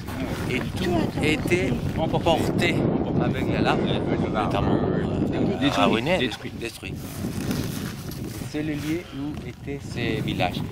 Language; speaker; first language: French; non-native, learner; Spanish